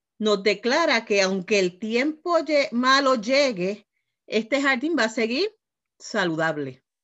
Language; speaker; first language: Spanish; native; Spanish